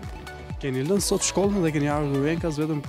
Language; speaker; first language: Albanian; native; Albanian